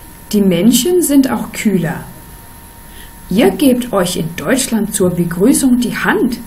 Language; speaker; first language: German; non-native, fluent; Danish